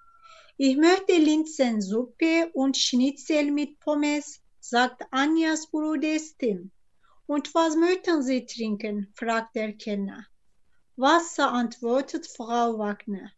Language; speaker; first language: German; non-native, fluent; Turkish